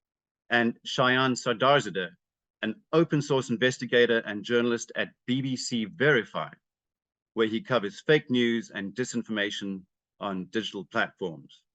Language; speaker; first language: English; native; English